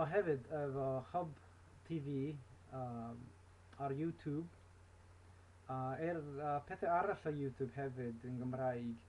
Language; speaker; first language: Welsh; non-native, learner; English